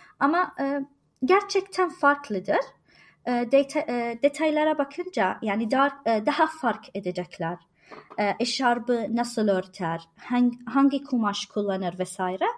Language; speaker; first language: Turkish; non-native, learner; Arabic